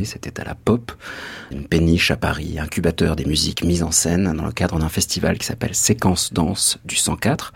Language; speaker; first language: French; native; French